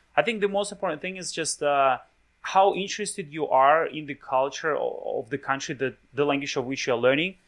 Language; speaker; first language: English; non-native, fluent; Russian